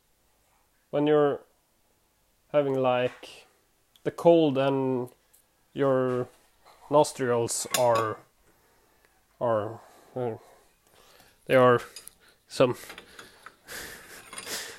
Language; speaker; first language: English; non-native, fluent; Swedish